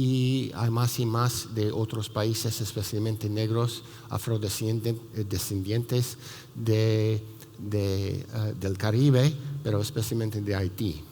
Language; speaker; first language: Spanish; non-native, fluent; English